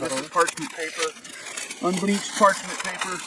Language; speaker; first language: English; native; English